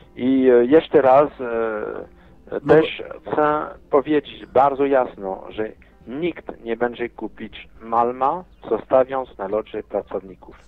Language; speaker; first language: Polish; non-native, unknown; French